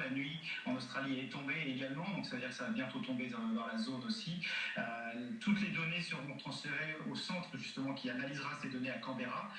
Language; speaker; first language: French; native; French